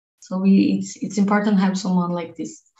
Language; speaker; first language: English; non-native, learner; Portuguese